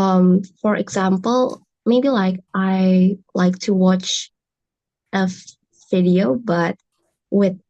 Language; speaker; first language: English; non-native, learner; Indonesian